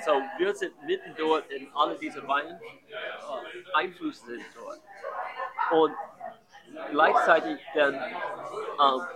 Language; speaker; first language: German; non-native, learner; English